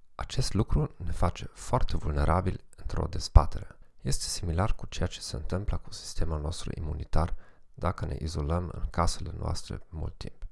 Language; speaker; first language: Romanian; non-native, fluent; German